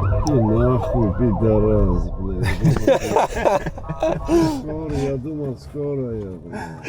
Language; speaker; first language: Russian; non-native, fluent; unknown